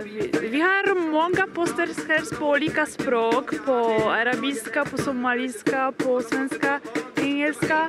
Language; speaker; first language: Swedish; non-native, learner; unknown